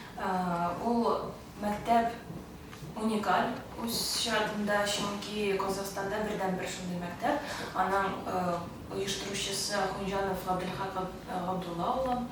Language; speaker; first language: Tatar; early bilingual, heritage; Tatar